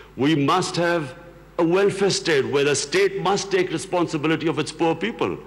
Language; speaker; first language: English; non-native, local second language; Urdu